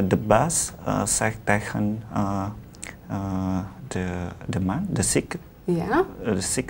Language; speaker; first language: Dutch; non-native, learner; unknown